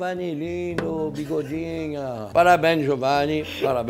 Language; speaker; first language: Portuguese; non-native, fluent; French